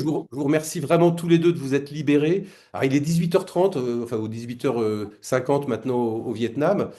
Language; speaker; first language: French; native; French